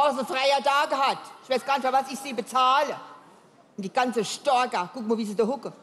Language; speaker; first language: German; native; German